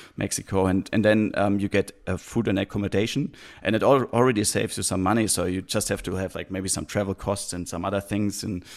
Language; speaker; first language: English; non-native, fluent; German